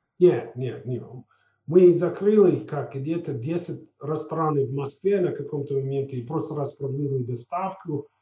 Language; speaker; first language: Russian; non-native, fluent; English